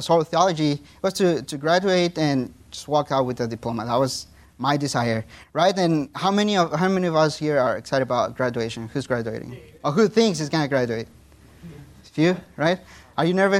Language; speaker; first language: English; non-native, fluent; Spanish